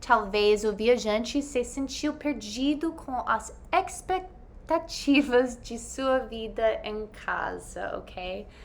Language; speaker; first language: Portuguese; non-native, fluent; English